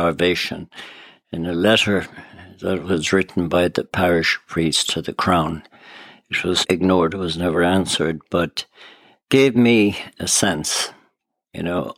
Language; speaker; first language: English; native; English